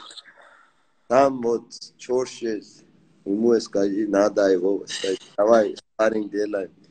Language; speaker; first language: Russian; non-native, learner; Persian